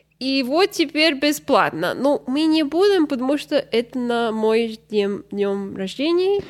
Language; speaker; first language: Russian; early bilingual, heritage; Russian